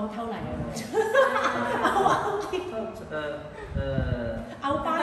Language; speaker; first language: Thai; non-native, learner; Cantonese